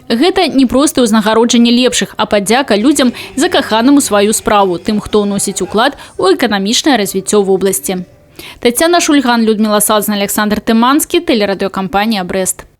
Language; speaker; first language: Belarusian; native; Belarusian